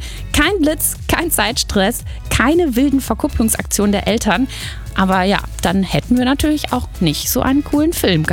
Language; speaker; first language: German; native; German